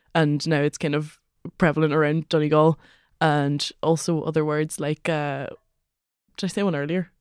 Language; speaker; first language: English; native; English